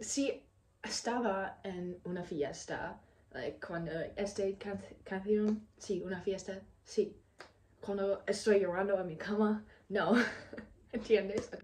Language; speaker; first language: Spanish; non-native, learner; English